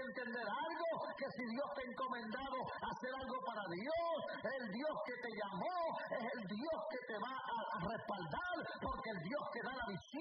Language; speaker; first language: Spanish; native; Spanish